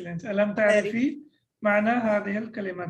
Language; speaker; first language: Arabic; non-native, fluent; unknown